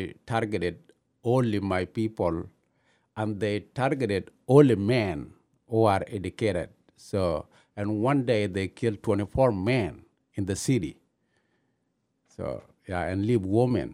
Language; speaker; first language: English; non-native, learner; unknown